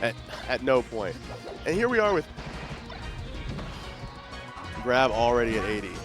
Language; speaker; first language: English; native; English